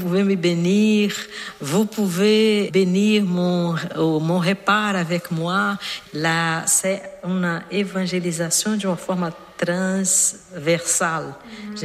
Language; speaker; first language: French; non-native, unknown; Portuguese